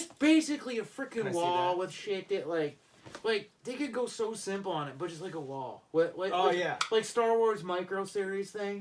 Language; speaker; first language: English; native; English